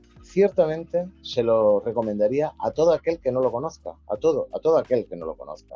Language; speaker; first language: Spanish; native; Spanish